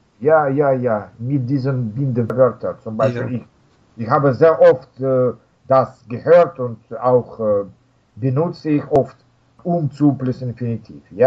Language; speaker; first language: German; non-native, fluent; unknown